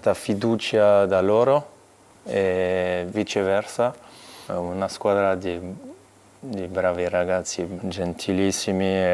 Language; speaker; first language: Italian; non-native, fluent; French